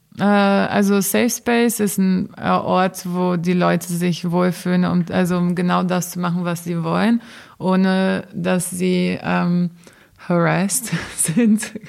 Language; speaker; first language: German; non-native, fluent; Portuguese